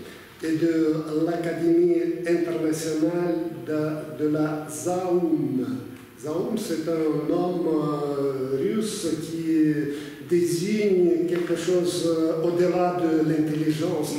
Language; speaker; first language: French; non-native, fluent; Russian